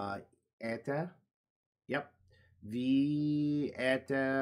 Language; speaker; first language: Swedish; non-native, learner; English